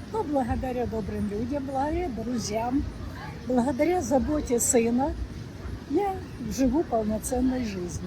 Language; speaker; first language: Russian; native; Russian